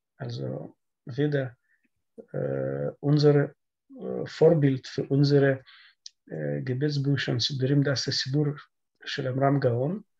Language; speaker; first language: German; non-native, learner; Russian